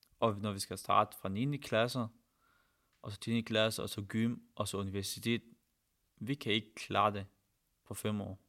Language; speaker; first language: Danish; non-native, fluent; Arabic